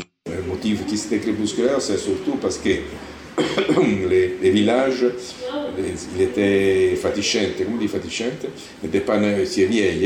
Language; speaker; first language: French; non-native, learner; Italian